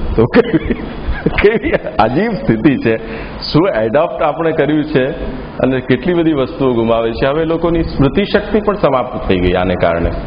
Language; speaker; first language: Gujarati; native; Gujarati